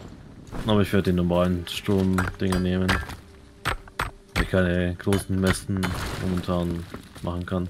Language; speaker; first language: German; native; German